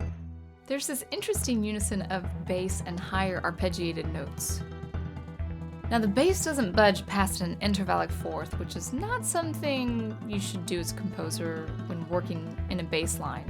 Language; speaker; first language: English; native; English